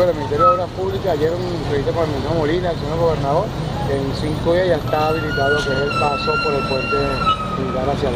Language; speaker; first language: Spanish; native; Spanish